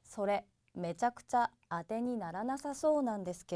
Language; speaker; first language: Japanese; native; Japanese